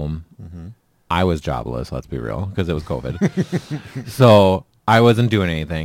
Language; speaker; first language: English; native; English